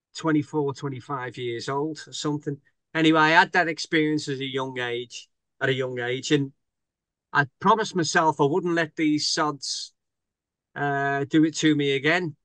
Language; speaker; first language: English; native; English